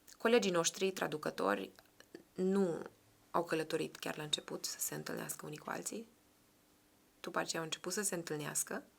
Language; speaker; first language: Romanian; native; Romanian